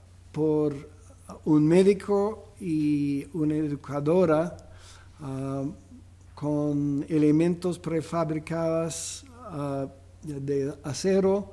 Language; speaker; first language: Spanish; non-native, fluent; English